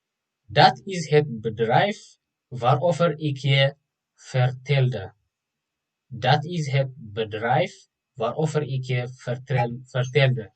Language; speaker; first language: Dutch; non-native, fluent; Tigrinya